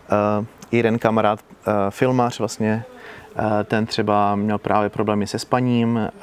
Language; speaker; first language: Czech; native; Czech